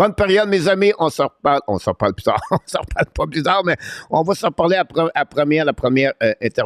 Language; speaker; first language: French; native; French